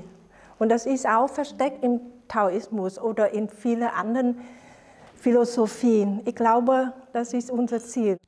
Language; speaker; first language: German; non-native, fluent; Vietnamese